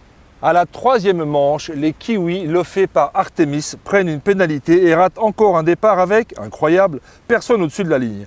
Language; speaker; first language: French; native; French